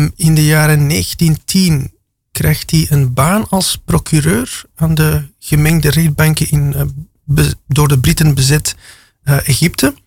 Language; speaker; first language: Dutch; native; Dutch